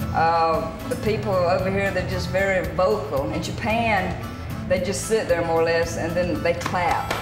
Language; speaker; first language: English; native; English